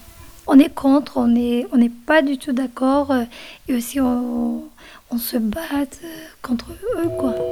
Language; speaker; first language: French; non-native, fluent; Kurdish